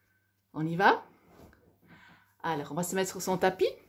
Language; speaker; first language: French; native; French